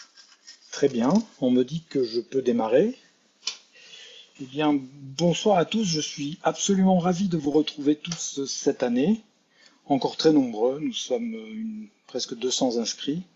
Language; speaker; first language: French; native; French